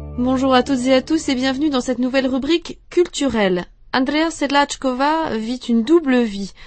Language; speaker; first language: French; native; French